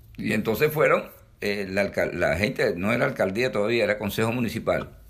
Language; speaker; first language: Spanish; native; Spanish